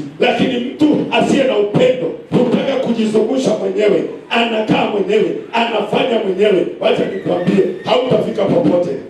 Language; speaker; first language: Swahili; non-native, local second language; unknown